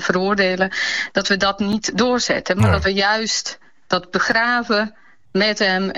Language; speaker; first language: Dutch; early bilingual, other home language; Bosnian